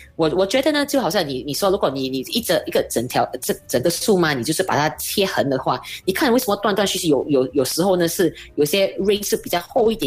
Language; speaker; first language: Chinese; native; Chinese